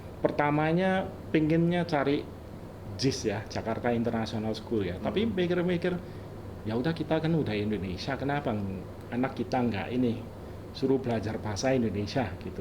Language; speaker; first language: Indonesian; early bilingual, other home language; Cantonese